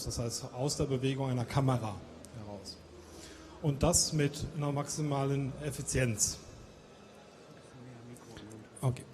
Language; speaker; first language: German; native; German